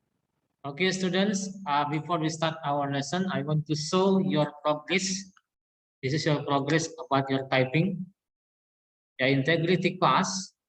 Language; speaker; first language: English; non-native, learner; Indonesian